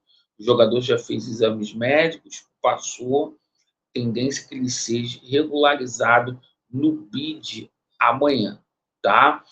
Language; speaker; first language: Portuguese; native; Portuguese